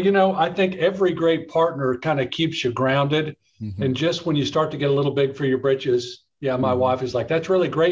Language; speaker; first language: English; native; English